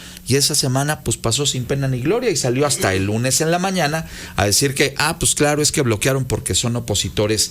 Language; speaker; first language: Spanish; native; Spanish